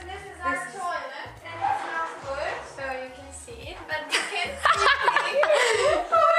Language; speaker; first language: English; non-native, fluent; Czech